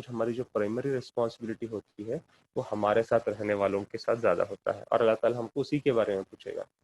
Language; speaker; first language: Urdu; non-native, local second language; Kannada